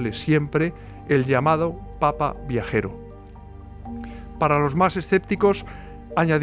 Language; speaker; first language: Spanish; native; Spanish